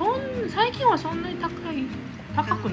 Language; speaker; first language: Japanese; non-native, fluent; Korean